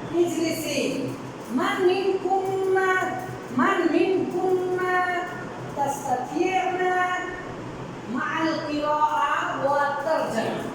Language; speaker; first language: Arabic; non-native, fluent; Bangla